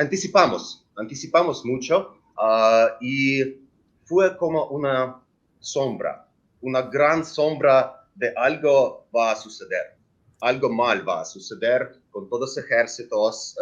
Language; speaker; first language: Spanish; non-native, learner; Ukrainian